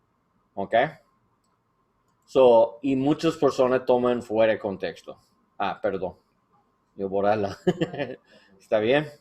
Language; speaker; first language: Spanish; non-native, learner; English